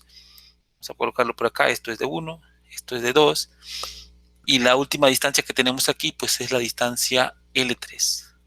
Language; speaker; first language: Spanish; native; Spanish